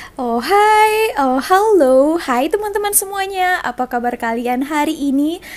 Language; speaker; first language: Indonesian; native; Indonesian